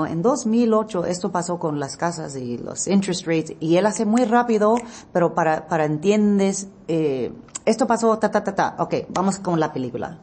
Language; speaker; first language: Spanish; early bilingual, heritage; English